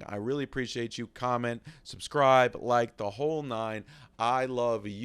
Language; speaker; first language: English; native; English